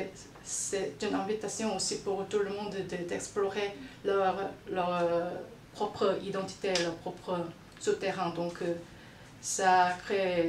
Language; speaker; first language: French; non-native, fluent; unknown